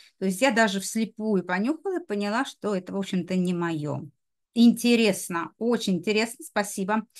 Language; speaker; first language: Russian; native; Russian